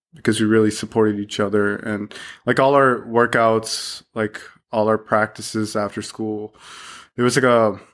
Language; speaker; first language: English; early bilingual, other home language; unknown